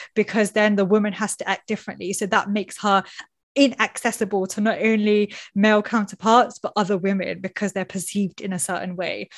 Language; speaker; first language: English; native; English